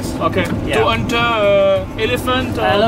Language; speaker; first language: English; non-native, learner; French